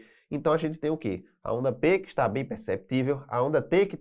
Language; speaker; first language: Portuguese; native; Portuguese